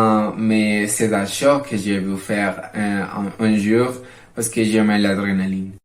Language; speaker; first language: French; non-native, learner; Spanish